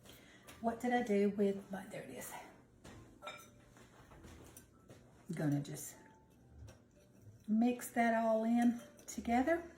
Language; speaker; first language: English; native; English